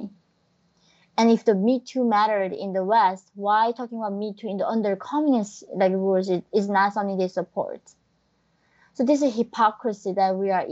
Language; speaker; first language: English; non-native, fluent; Korean